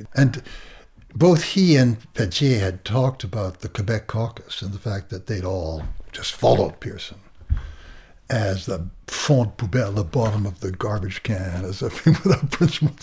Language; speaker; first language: English; native; English